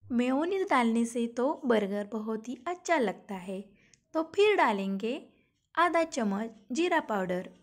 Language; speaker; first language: Hindi; non-native, local second language; Marathi